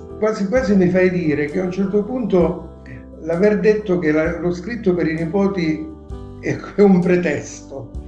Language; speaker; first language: Italian; native; Italian